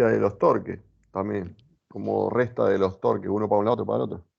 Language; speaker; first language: Spanish; native; Spanish